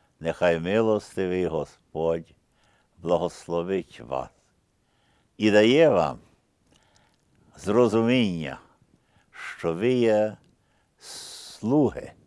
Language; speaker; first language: Ukrainian; early bilingual, heritage; Ukrainian